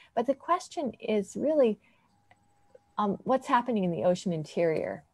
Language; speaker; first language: English; native; English